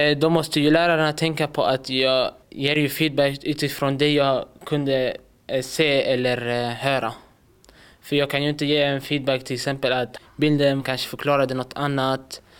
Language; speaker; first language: Swedish; early bilingual, other home language; Arabic